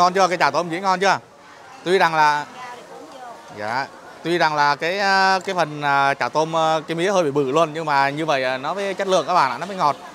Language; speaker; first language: Vietnamese; native; Vietnamese